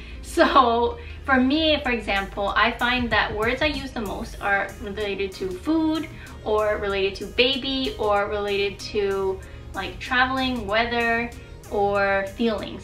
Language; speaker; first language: English; native; English